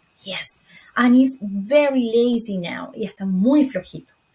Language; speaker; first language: English; non-native, fluent; Spanish